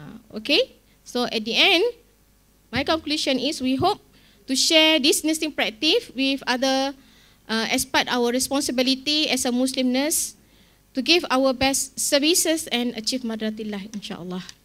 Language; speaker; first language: English; non-native, local second language; Malay